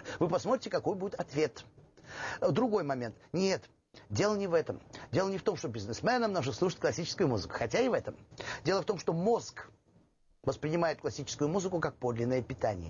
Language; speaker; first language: Russian; native; Russian